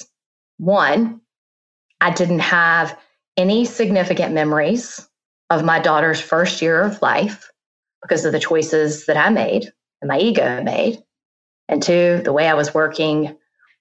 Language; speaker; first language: English; native; English